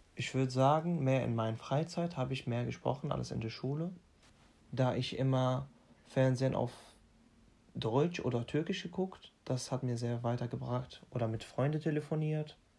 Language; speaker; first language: German; non-native, fluent; Arabic